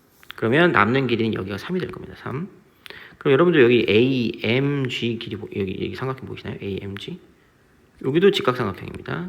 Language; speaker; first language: Korean; native; Korean